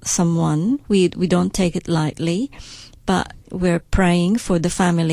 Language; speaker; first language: English; non-native, local second language; Hiligaynon